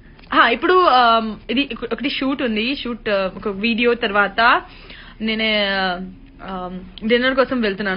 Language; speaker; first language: Telugu; non-native, learner; Gujarati